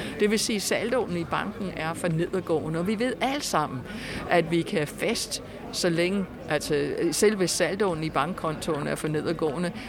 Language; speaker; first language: Danish; non-native, fluent; English